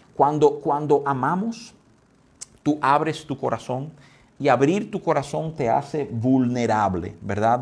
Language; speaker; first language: Spanish; native; Spanish